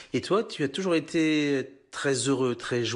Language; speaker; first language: French; native; French